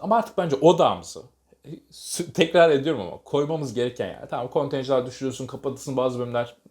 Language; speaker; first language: Turkish; native; Turkish